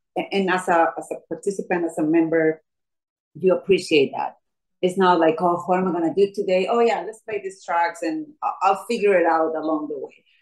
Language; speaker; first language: English; non-native, fluent; Spanish